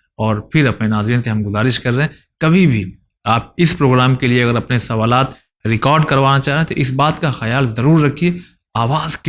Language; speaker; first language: Urdu; native; Urdu